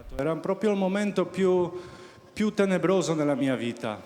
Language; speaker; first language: Italian; non-native, fluent; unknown